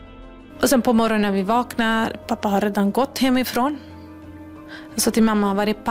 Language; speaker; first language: Swedish; non-native, fluent; Kurdish